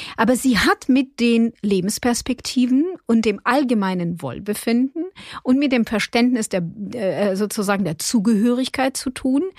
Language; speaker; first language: German; non-native, fluent; Russian